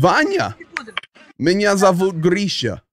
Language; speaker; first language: Russian; non-native, learner; English